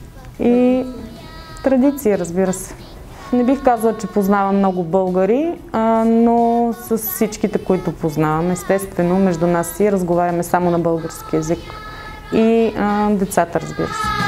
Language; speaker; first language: Bulgarian; early bilingual, heritage; Bulgarian